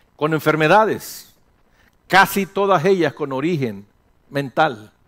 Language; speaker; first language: Spanish; early bilingual, heritage; Spanish